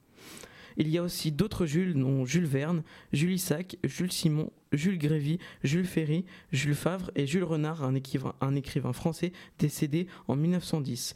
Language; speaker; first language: French; native; French